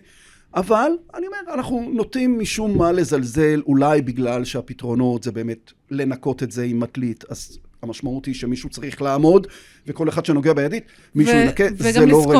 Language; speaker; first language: Hebrew; native; Hebrew